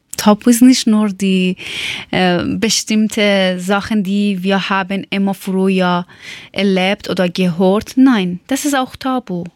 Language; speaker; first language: German; non-native, learner; Persian